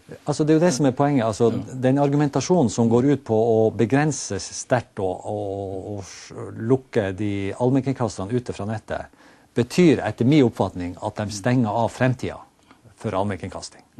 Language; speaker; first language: Norwegian; native; Norwegian